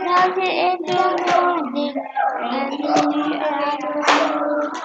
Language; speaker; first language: English; non-native, learner; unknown